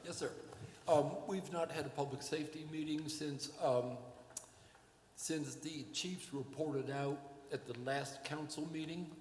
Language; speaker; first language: English; native; English